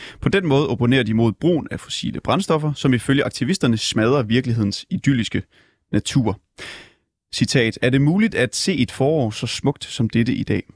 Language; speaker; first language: Danish; native; Danish